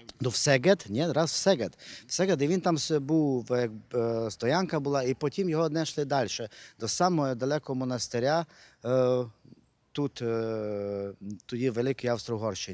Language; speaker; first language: Ukrainian; non-native, local second language; Hungarian